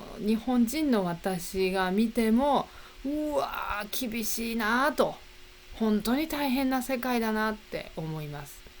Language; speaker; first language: Japanese; native; Japanese